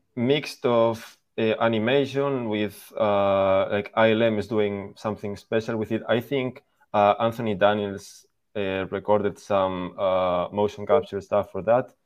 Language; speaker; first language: English; non-native, fluent; Spanish